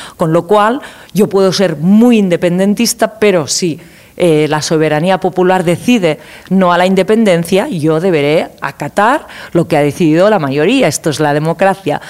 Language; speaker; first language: Spanish; non-native, local second language; Catalan